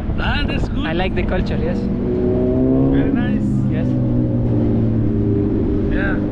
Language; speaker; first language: English; non-native, learner; Spanish